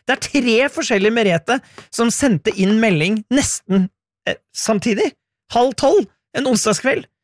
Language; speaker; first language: Norwegian; native; Norwegian